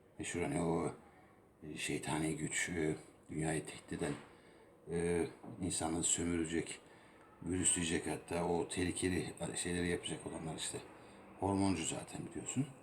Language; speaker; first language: Turkish; native; Turkish